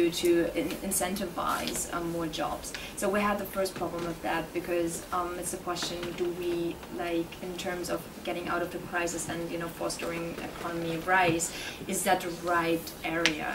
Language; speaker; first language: English; non-native, fluent; German